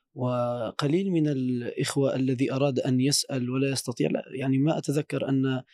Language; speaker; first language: Arabic; non-native, fluent; Turkish